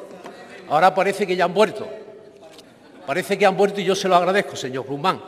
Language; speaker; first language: Spanish; native; Spanish